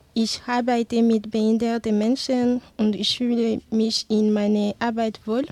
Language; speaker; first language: German; non-native, learner; Ewe